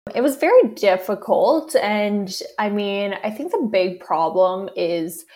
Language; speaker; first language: English; native; English